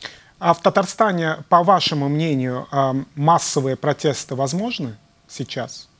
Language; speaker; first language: Russian; native; Russian